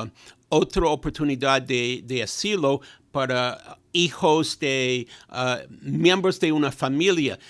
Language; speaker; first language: Spanish; non-native, fluent; English